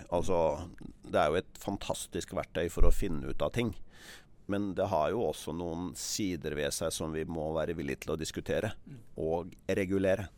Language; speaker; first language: Norwegian; native; Norwegian